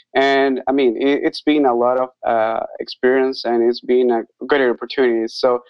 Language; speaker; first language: English; non-native, learner; Spanish